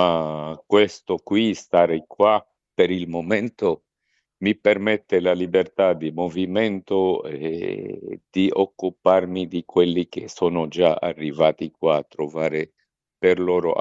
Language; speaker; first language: Italian; non-native, fluent; Arabic